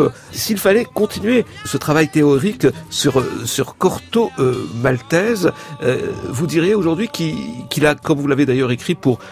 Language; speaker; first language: French; native; French